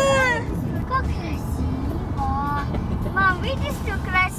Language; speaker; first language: Russian; early bilingual, heritage; Russian